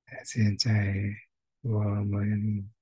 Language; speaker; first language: Chinese; non-native, fluent; Thai